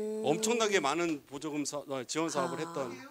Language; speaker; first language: Korean; native; Korean